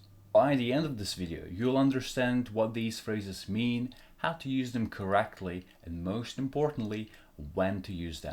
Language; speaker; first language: English; non-native, fluent; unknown